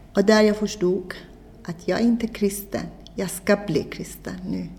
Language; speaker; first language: Swedish; non-native, fluent; Persian